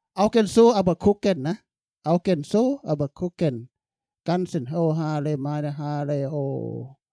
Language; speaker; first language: German; non-native, learner; Thai